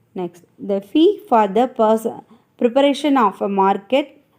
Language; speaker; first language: English; non-native, local second language; Tamil